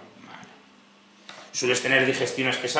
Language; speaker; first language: Spanish; native; Spanish